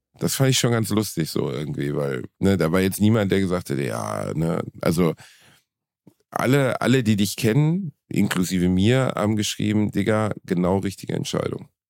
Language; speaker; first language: German; native; German